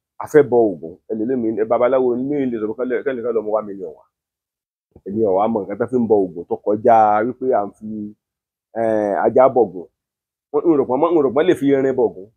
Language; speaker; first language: Yoruba; native; Yoruba